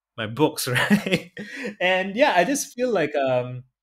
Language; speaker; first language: English; native; English